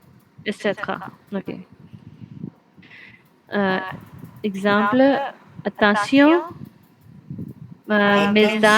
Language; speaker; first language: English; non-native, local second language; Urdu